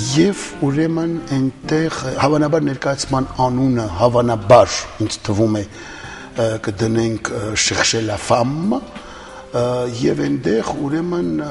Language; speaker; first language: Armenian; early bilingual, heritage; Armenian